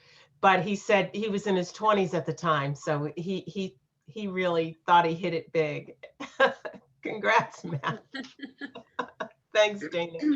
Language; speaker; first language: English; native; English